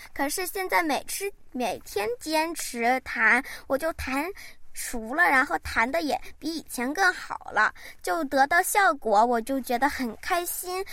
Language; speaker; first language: Chinese; early bilingual, heritage; Chinese